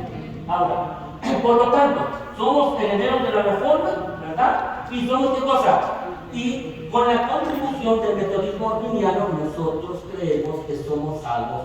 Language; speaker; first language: Spanish; native; Spanish